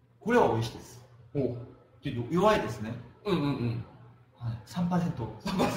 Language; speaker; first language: Japanese; non-native, fluent; Korean